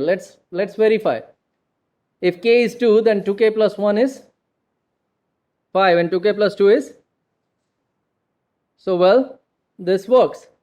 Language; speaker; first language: English; non-native, local second language; Gujarati